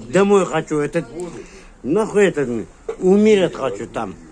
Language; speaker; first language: Russian; non-native, local second language; Kyrgyz